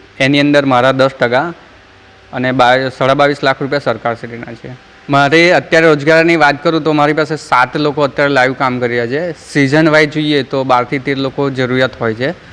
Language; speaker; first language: Gujarati; non-native, local second language; Rathawi